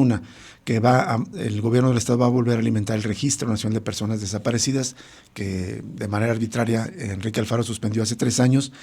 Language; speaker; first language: Spanish; native; Spanish